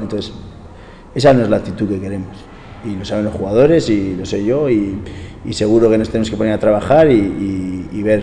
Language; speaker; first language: Spanish; native; Spanish